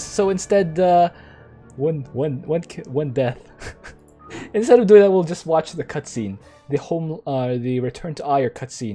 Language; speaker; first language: English; native; English